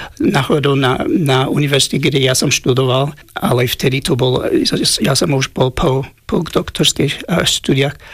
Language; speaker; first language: Slovak; non-native, fluent; English